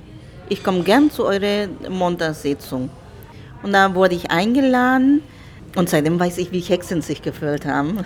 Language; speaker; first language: German; non-native, fluent; Spanish